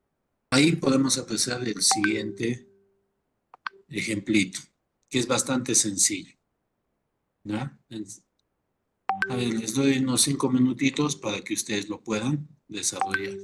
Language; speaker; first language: Spanish; native; Spanish